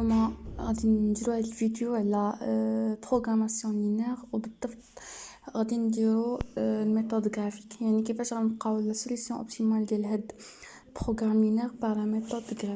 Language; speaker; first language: Arabic; native; Arabic